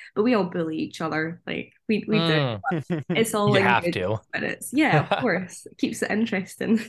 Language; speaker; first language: English; native; English